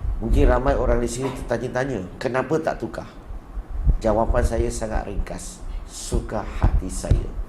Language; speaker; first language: Malay; non-native, local second language; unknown